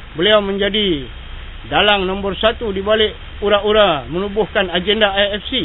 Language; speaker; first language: Malay; native; Malay